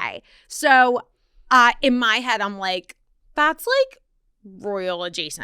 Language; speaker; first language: English; native; English